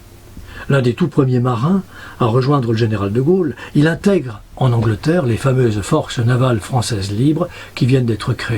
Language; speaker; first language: French; native; French